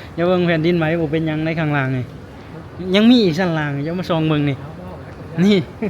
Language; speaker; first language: Thai; native; Thai